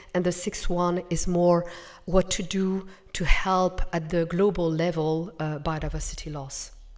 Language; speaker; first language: English; non-native, fluent; French